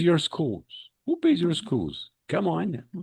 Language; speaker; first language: English; non-native, fluent; Portuguese